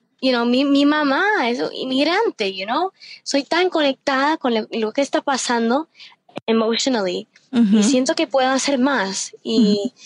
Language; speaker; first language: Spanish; early bilingual, heritage; Spanish